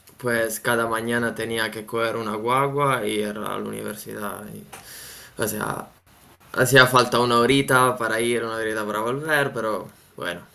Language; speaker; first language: Spanish; non-native, fluent; Italian